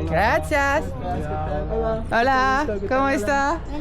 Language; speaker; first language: Spanish; non-native, learner; French